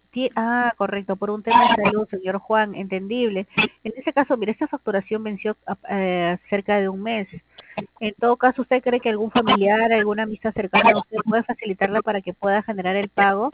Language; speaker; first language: Spanish; native; Spanish